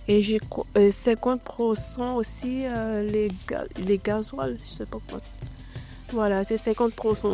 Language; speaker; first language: French; non-native, learner; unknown